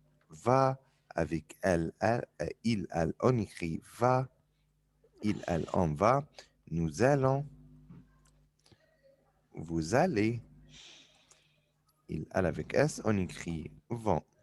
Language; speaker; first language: French; non-native, fluent; Arabic